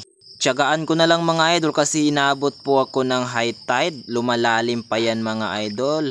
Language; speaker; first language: Filipino; native; Filipino